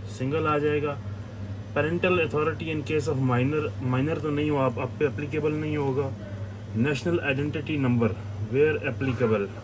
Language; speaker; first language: Urdu; non-native, local second language; Punjabi